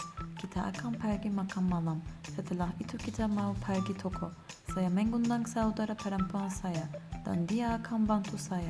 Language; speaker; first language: Indonesian; non-native, learner; Turkish